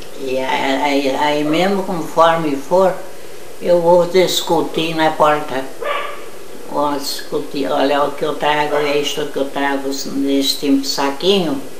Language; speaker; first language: Portuguese; early bilingual, other home language; German